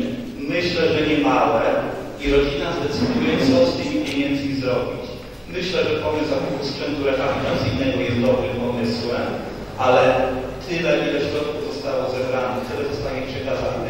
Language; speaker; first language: Polish; native; Polish